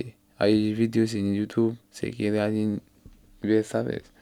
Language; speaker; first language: Spanish; non-native, learner; Arabic